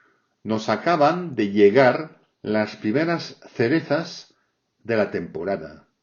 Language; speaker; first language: Spanish; non-native, fluent; French